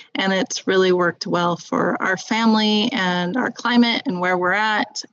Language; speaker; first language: English; native; English